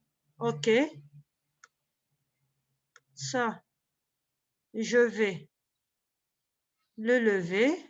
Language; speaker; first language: French; non-native, local second language; Arabic